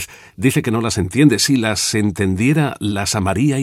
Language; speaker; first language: Spanish; native; Spanish